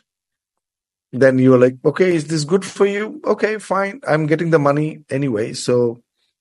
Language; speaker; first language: English; non-native, local second language; Assamese